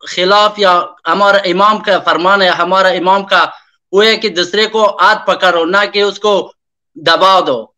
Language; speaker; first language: Urdu; non-native, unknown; Persian